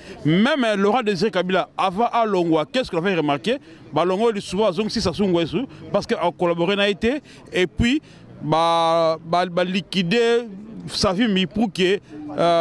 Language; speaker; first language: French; non-native, local second language; Lingala